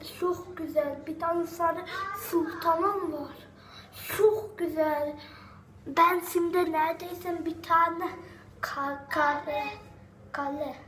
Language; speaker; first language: Turkish; non-native, learner; Dutch